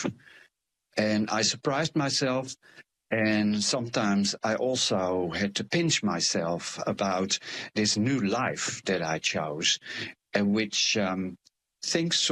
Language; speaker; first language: English; non-native, fluent; Dutch